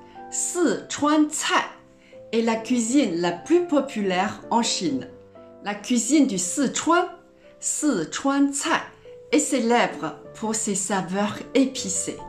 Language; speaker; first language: French; non-native, fluent; Chinese